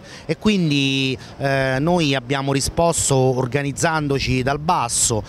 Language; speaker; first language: Italian; native; Italian